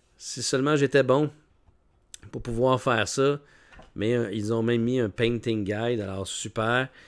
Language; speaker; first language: French; native; French